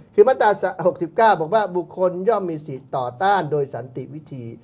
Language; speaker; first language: Thai; native; Thai